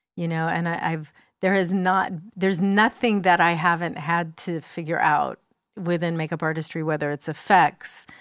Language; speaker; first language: English; native; English